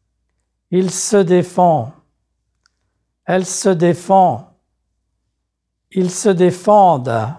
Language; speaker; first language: French; native; French